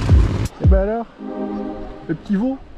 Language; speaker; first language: French; native; French